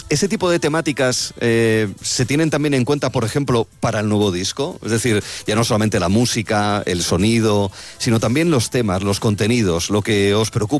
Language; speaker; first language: Spanish; native; Spanish